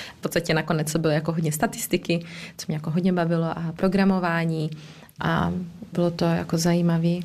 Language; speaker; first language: Czech; early bilingual, heritage; Czech